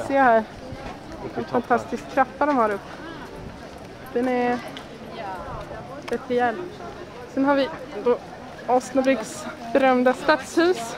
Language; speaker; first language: Swedish; native; Swedish